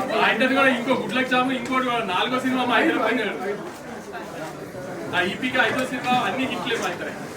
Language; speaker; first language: Telugu; native; Telugu